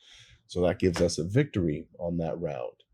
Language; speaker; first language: English; native; English